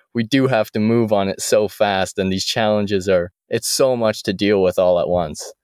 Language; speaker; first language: English; native; English